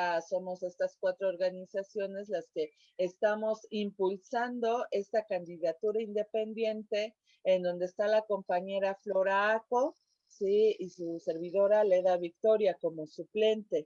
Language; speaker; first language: Spanish; native; Spanish